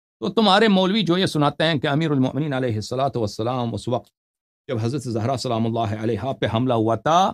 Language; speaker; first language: Urdu; non-native, fluent; Persian